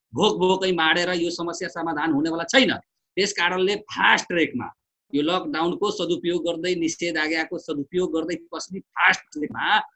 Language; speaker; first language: Nepali; non-native, local second language; Bhojpuri